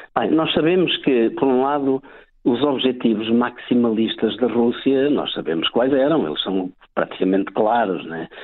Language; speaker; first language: Portuguese; native; Portuguese